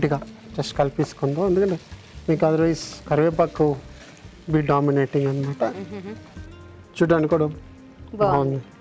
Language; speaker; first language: Telugu; native; Telugu